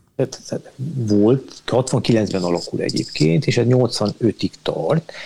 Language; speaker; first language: Hungarian; native; Hungarian